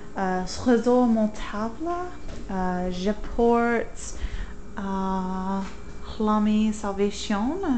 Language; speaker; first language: French; non-native, learner; English